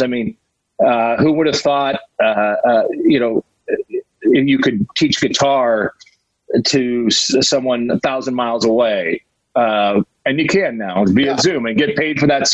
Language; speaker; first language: English; native; English